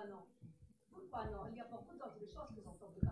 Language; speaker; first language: French; non-native, fluent; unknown